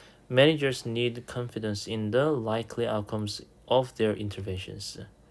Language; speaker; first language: English; non-native, fluent; Korean